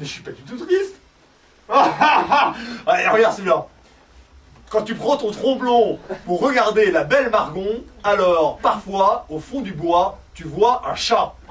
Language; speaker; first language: French; native; French